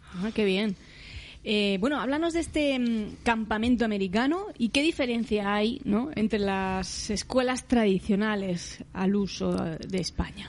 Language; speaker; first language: Spanish; native; Spanish